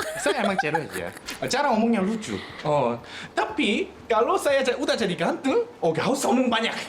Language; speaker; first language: Indonesian; non-native, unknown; Korean